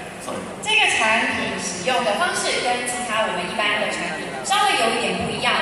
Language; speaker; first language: Chinese; native; Chinese